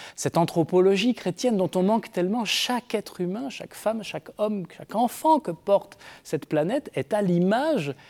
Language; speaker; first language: French; native; French